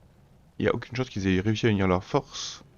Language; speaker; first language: French; native; French